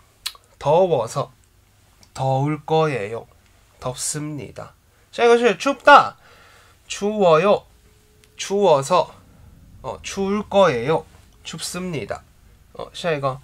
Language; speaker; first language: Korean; non-native, fluent; Chinese